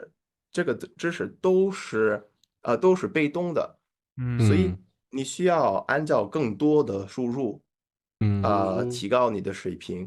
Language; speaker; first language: Chinese; non-native, fluent; English